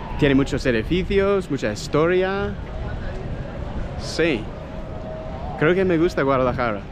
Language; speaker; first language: Spanish; non-native, fluent; English